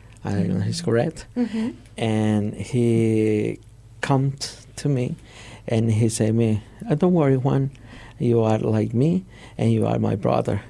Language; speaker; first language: English; non-native, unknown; Spanish